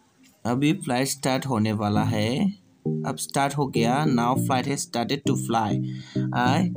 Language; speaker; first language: Hindi; non-native, local second language; Bodo